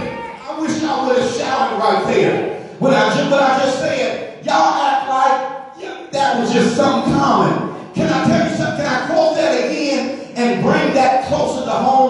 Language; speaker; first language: English; native; English